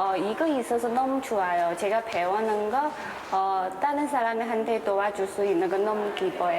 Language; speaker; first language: Korean; non-native, learner; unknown